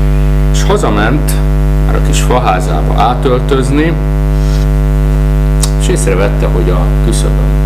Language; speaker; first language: Hungarian; native; Hungarian